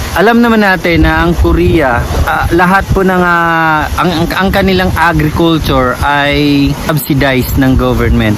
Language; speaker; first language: Filipino; native; Filipino